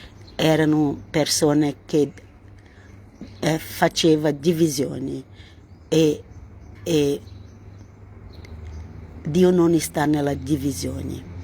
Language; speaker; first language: Italian; non-native, learner; Portuguese